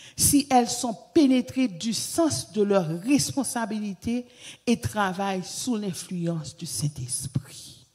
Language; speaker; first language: French; native; French